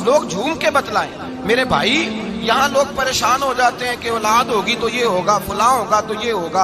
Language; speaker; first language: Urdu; non-native, local second language; Punjabi